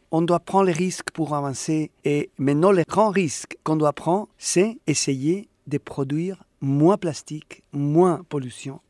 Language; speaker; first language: French; non-native, fluent; Spanish